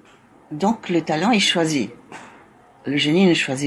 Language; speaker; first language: French; non-native, fluent; Spanish